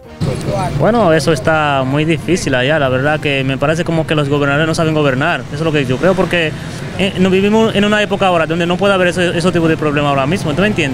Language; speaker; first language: Spanish; non-native, fluent; Haitian Creole